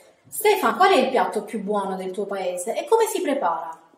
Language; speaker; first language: Italian; native; Italian